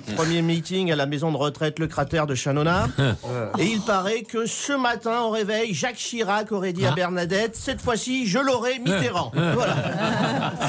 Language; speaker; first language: French; native; French